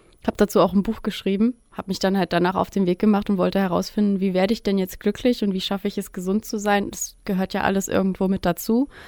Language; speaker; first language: German; early bilingual, other home language; Russian